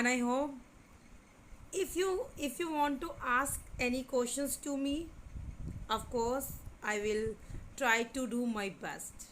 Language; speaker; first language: English; non-native, local second language; Hindi